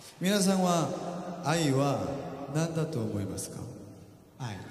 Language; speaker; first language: Japanese; non-native, fluent; Korean